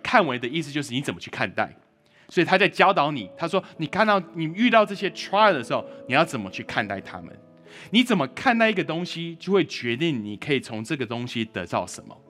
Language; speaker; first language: Chinese; early bilingual, heritage; Chinese